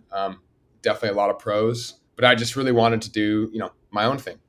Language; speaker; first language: English; native; English